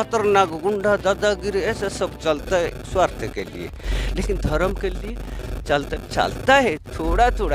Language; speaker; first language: Hindi; non-native, local second language; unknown